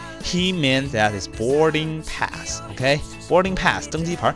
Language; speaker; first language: English; non-native, fluent; Chinese